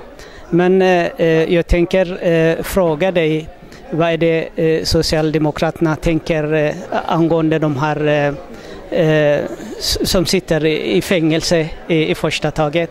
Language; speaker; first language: Swedish; non-native, learner; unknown